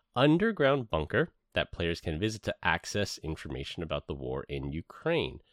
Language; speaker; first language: English; native; English